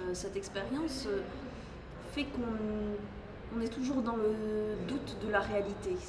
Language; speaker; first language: French; native; French